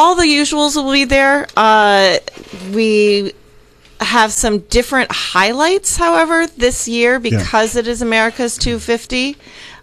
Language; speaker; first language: English; native; English